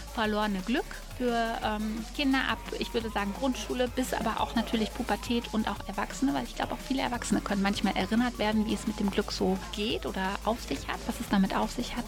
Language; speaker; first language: German; native; German